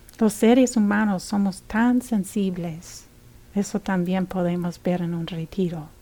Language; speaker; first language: Spanish; non-native, fluent; English